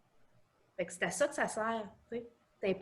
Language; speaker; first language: French; native; French